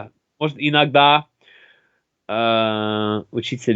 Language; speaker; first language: Russian; non-native, learner; English